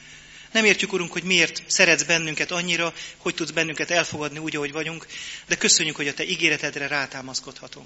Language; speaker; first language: Hungarian; native; Hungarian